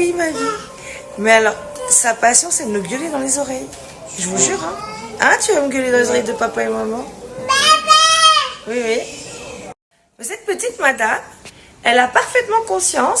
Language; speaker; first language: French; native; French